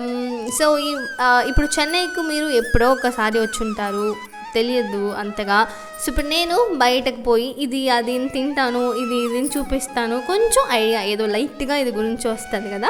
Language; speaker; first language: Telugu; non-native, learner; Tamil